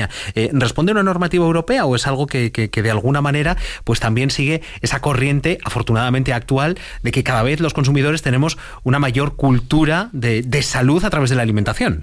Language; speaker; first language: Spanish; native; Spanish